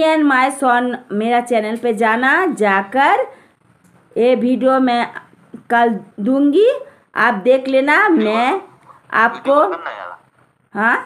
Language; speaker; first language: Hindi; non-native, local second language; Bangla